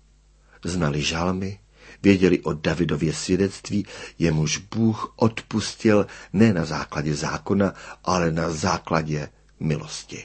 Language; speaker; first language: Czech; native; Czech